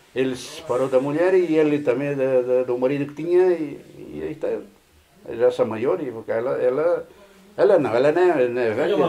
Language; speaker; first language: Portuguese; native; Portuguese